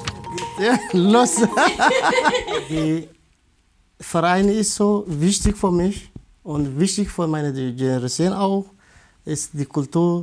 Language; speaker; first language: German; non-native, learner; Tigrinya